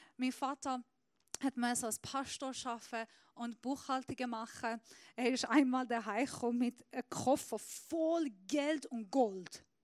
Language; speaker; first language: German; non-native, fluent; Persian